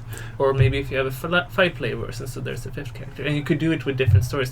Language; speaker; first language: English; non-native, fluent; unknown